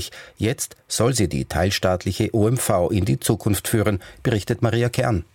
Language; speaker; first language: German; native; German